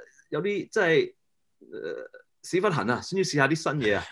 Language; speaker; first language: Cantonese; early bilingual, heritage; Cantonese